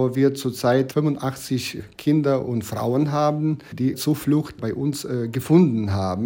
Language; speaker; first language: German; non-native, fluent; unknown